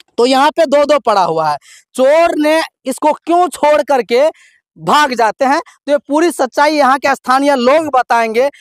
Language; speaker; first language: Hindi; native; Hindi